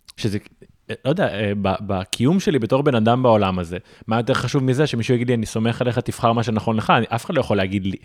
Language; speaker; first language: Hebrew; native; Hebrew